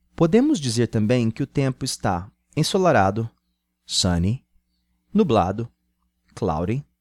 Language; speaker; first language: Portuguese; native; Portuguese